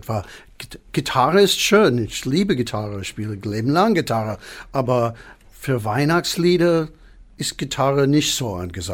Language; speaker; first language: German; non-native, fluent; English